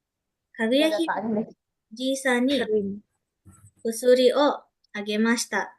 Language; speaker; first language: Japanese; non-native, learner; Indonesian